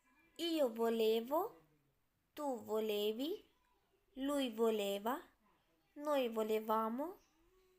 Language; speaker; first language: Italian; non-native, fluent; Urdu